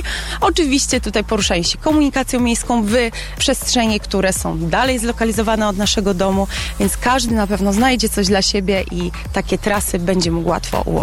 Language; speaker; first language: Polish; native; Polish